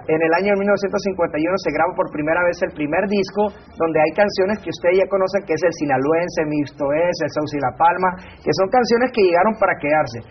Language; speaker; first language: Spanish; native; Spanish